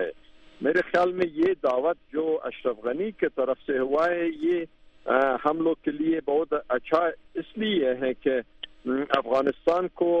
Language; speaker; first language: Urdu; non-native, fluent; Pashto